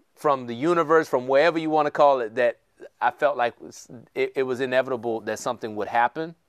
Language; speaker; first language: English; native; English